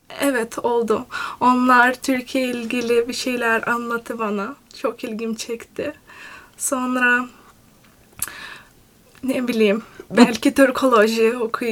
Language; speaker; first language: Turkish; non-native, fluent; Lithuanian